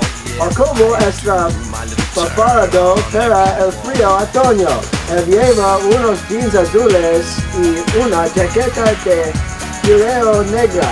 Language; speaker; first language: Spanish; non-native, learner; English